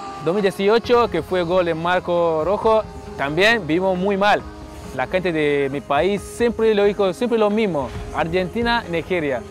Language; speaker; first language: Spanish; non-native, fluent; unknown